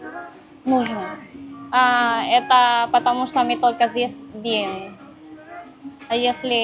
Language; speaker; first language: Russian; non-native, learner; Filipino